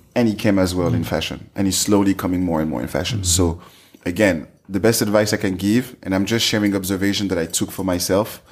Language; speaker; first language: English; non-native, fluent; French